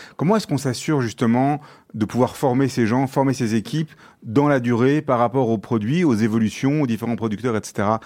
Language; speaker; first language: French; native; French